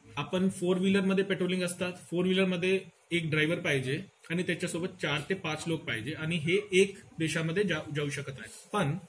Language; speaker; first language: Marathi; non-native, local second language; Hindi